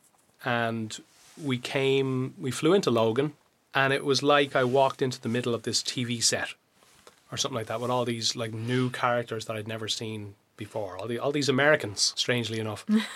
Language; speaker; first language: English; native; English